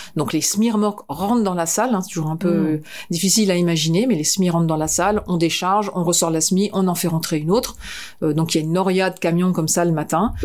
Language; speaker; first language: French; native; French